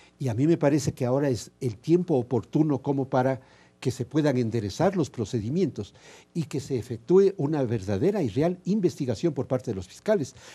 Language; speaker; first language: Spanish; native; Spanish